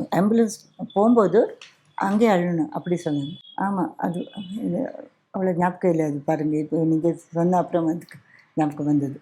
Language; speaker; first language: Tamil; non-native, fluent; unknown